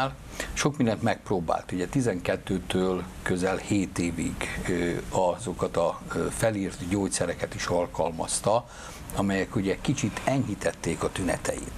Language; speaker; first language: Hungarian; native; Hungarian